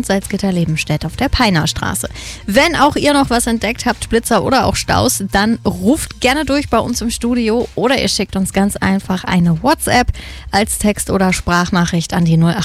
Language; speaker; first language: German; native; German